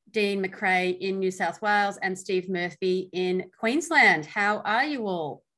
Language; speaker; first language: English; native; English